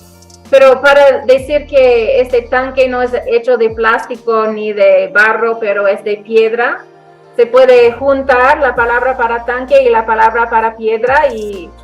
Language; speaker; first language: Spanish; non-native, fluent; English